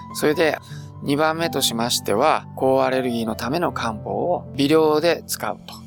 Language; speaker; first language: Japanese; native; Japanese